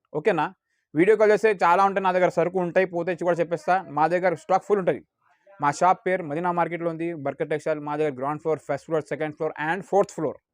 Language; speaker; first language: Telugu; non-native, local second language; Urdu